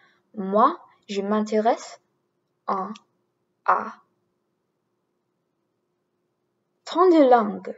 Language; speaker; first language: French; non-native, learner; English